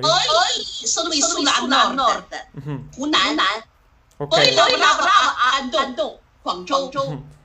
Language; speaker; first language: Italian; non-native, learner; Chinese